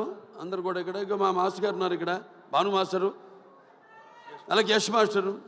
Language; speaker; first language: Telugu; native; Telugu